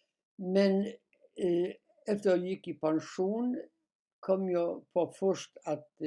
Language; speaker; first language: Swedish; non-native, fluent; Polish